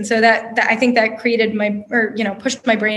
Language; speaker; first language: English; native; English